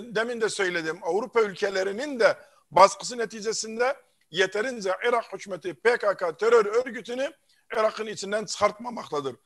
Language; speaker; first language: Turkish; early bilingual, heritage; Arabic